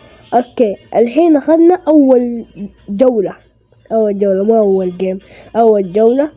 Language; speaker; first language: Arabic; native; Arabic